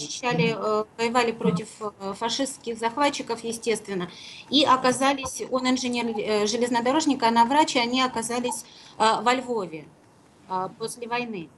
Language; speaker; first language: Russian; native; Russian